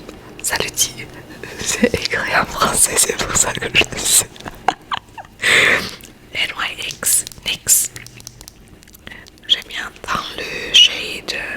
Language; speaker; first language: French; non-native, learner; Spanish